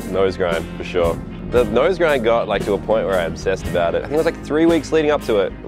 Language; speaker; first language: English; native; English